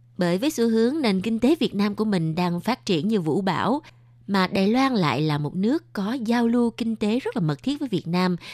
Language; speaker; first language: Vietnamese; native; Vietnamese